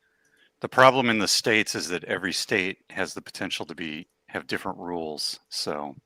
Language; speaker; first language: English; native; English